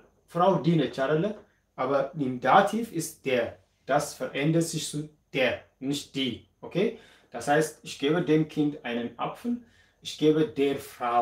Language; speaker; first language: German; non-native, fluent; Amharic